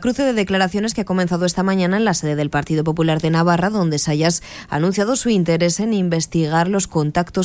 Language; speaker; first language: Spanish; native; Spanish